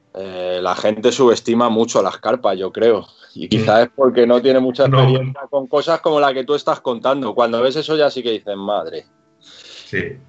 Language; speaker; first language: Spanish; native; Spanish